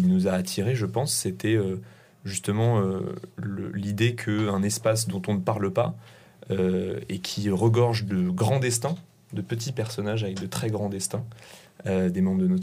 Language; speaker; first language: French; native; French